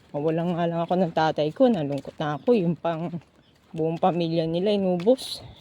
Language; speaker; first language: Filipino; native; Filipino